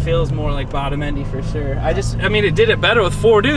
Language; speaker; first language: English; native; English